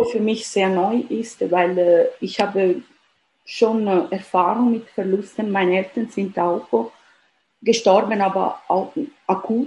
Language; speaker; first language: German; non-native, fluent; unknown